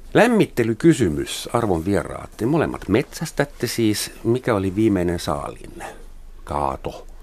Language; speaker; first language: Finnish; non-native, fluent; German